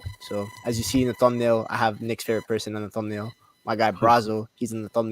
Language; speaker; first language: English; native; English